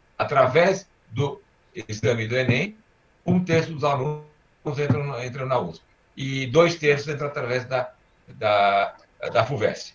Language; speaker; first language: Portuguese; early bilingual, other home language; Armenian